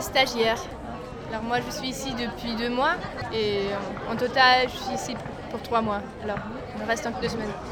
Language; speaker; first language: French; non-native, fluent; German